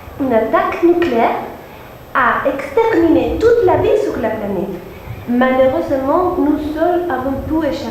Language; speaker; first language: French; non-native, learner; Spanish